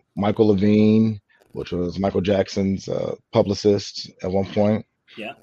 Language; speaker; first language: English; native; English